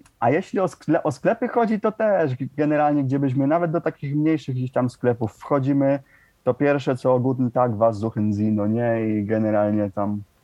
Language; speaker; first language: Polish; native; Polish